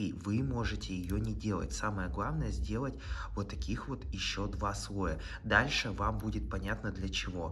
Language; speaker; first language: Russian; native; Russian